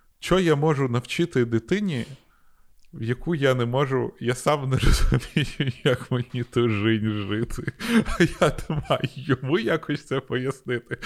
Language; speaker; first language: Ukrainian; non-native, local second language; Russian